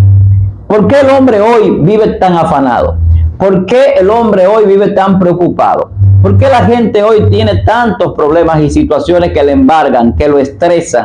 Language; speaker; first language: Spanish; native; Spanish